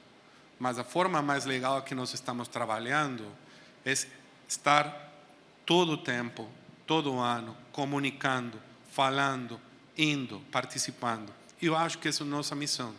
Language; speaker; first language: Portuguese; non-native, fluent; Spanish